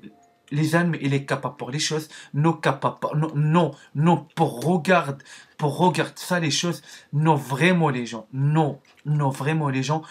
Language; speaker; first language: French; non-native, learner; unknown